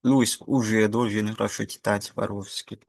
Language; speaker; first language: Russian; non-native, fluent; Indonesian